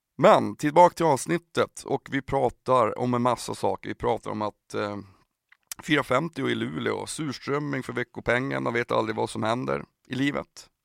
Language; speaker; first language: Swedish; native; Swedish